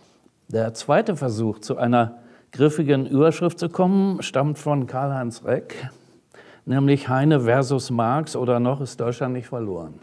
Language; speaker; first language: German; native; German